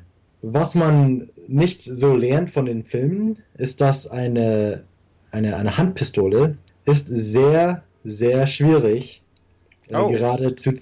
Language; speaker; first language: German; early bilingual, heritage; English